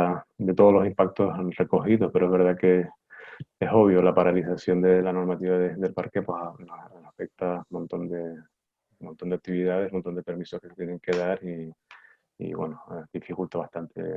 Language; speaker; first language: Spanish; native; Spanish